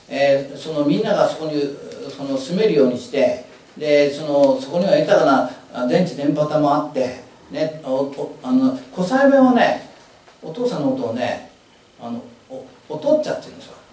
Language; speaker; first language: Japanese; native; Japanese